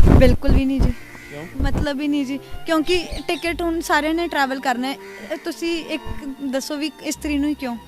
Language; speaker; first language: Punjabi; native; Punjabi